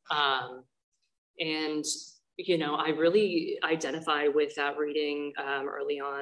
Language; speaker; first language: English; native; English